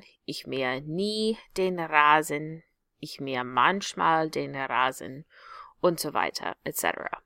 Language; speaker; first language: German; non-native, fluent; English